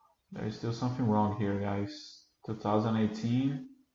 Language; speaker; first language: English; non-native, fluent; Portuguese